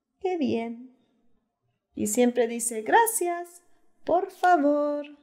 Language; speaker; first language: Spanish; early bilingual, heritage; Spanish